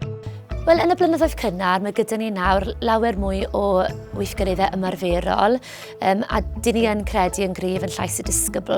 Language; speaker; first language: Welsh; native; Welsh